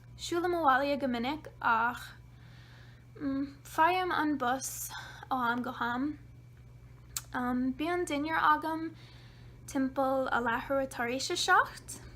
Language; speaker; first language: Irish; non-native, learner; English